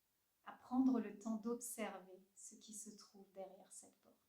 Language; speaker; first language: French; native; French